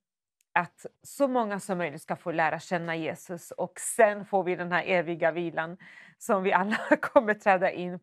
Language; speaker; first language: Swedish; native; Swedish